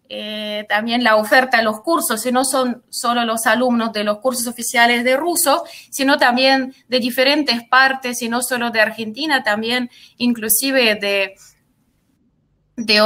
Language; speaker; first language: Spanish; non-native, fluent; Russian